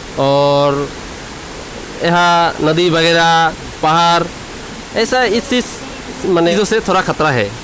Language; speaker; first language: Hindi; non-native, local second language; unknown